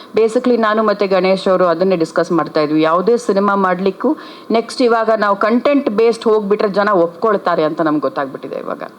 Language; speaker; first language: Kannada; native; Kannada